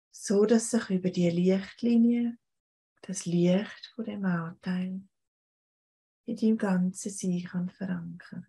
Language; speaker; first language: German; native; German